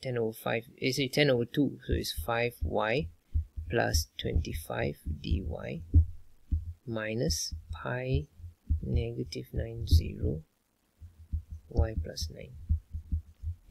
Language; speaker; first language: English; non-native, local second language; Malay